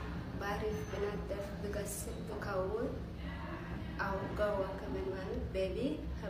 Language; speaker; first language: Arabic; non-native, learner; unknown